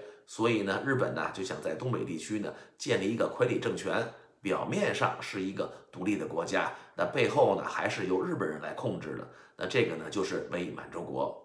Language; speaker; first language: Chinese; native; Chinese